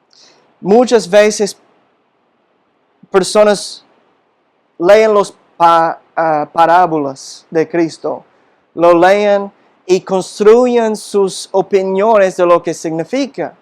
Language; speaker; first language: Spanish; non-native, fluent; English